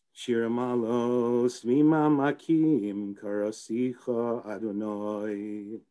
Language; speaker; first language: English; native; English